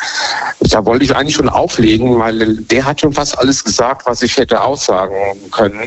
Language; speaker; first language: German; native; German